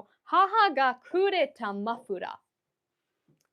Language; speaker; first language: Japanese; non-native, fluent; English